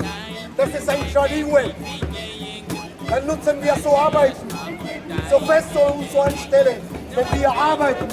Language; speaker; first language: German; non-native, learner; Spanish